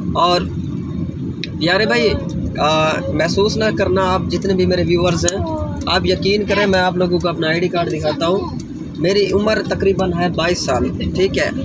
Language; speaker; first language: Urdu; non-native, local second language; Saraiki